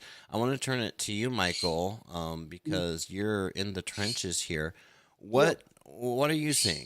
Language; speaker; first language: English; native; English